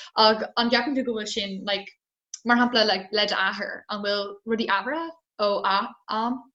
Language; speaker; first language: Irish; non-native, local second language; English